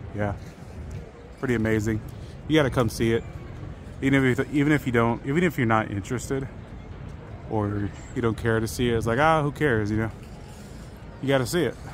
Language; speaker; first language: English; native; English